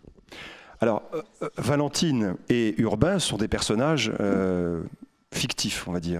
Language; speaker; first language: French; native; French